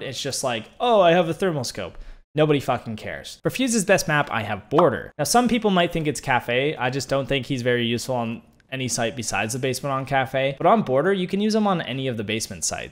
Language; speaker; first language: English; native; English